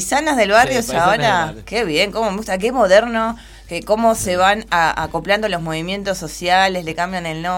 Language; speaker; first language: Spanish; native; Spanish